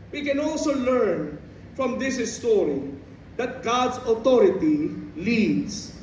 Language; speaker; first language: English; non-native, local second language; Filipino